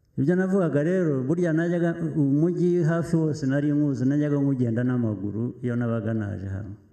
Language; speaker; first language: Kinyarwanda; early bilingual, heritage; Kinyarwanda